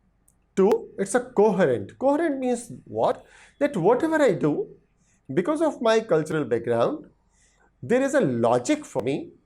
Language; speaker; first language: English; non-native, local second language; Hindi